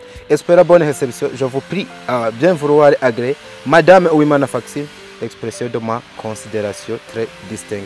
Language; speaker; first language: French; non-native, local second language; Rundi